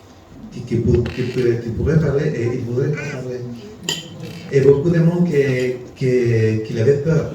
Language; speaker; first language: French; non-native, learner; Spanish